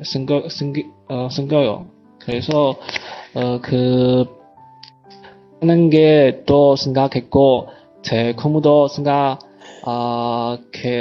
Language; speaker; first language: Korean; non-native, learner; Chinese